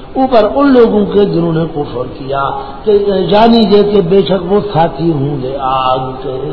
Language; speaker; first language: Urdu; non-native, local second language; Punjabi